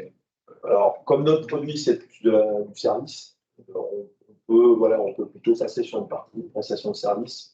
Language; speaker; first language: French; native; French